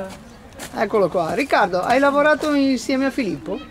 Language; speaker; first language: Italian; native; Italian